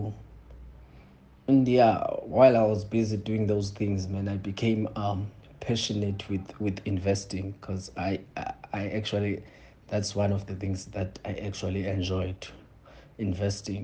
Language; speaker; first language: English; non-native, local second language; Xhosa